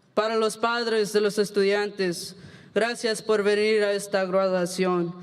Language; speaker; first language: Spanish; early bilingual, other home language; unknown